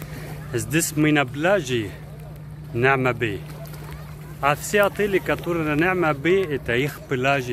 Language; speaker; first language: Russian; non-native, fluent; Arabic